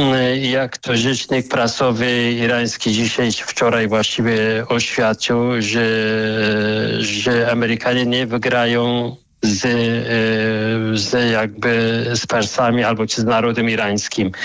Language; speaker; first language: Polish; non-native, fluent; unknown